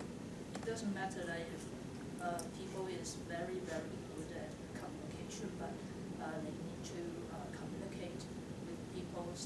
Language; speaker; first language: English; non-native, learner; Chinese